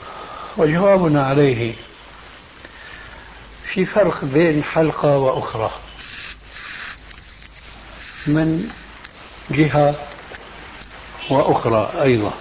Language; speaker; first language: Arabic; native; Arabic